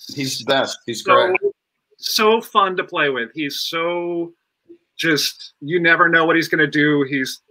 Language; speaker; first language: English; native; English